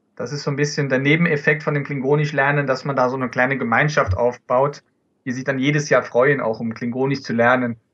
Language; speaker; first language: German; early bilingual, other home language; Dutch